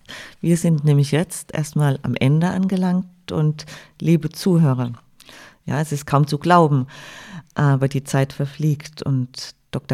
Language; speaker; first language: German; native; German